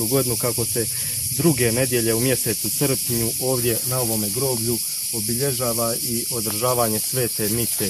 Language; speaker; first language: Bosnian; native; Bosnian